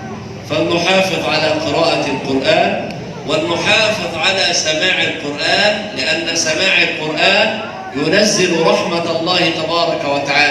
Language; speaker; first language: Arabic; native; Arabic